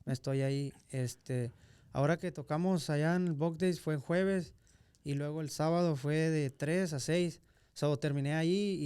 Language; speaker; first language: Spanish; native; Spanish